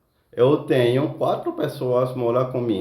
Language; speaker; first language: Portuguese; non-native, fluent; Haitian Creole